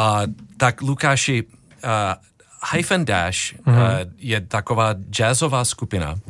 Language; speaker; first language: Czech; non-native, learner; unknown